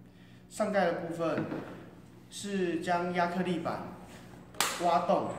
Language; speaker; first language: Chinese; native; Chinese